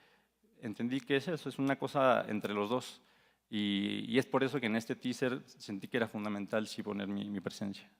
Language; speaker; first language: Spanish; native; Spanish